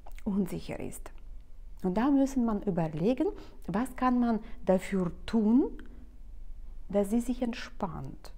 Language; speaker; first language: German; non-native, fluent; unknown